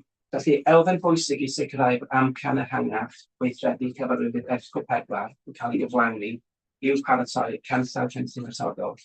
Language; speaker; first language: Welsh; native; Welsh